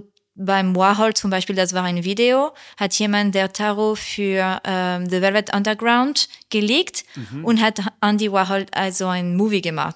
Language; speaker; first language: German; non-native, learner; French